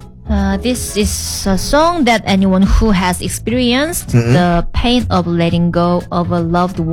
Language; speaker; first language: English; non-native, learner; Korean